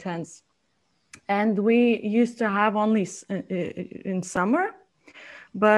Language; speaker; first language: English; non-native, fluent; Lithuanian